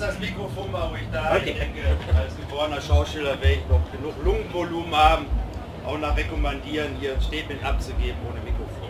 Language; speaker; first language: German; native; German